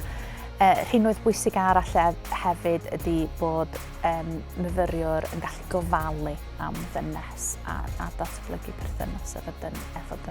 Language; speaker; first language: Welsh; native; Welsh